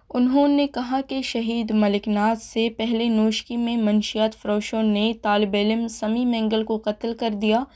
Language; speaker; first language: Urdu; non-native, local second language; Baluchi